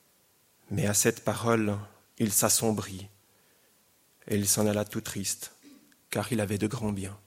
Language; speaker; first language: French; native; French